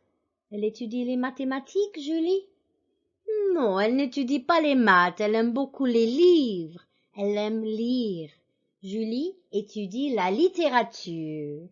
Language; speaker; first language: French; non-native, fluent; English